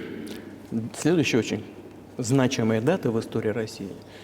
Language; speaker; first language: Russian; native; Russian